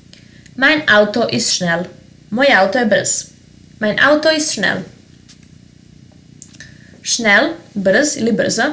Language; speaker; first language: German; non-native, fluent; Serbian